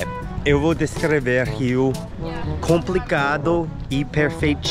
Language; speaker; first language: Portuguese; non-native, learner; English